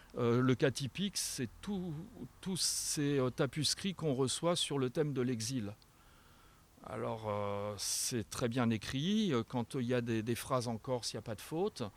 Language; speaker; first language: French; native; French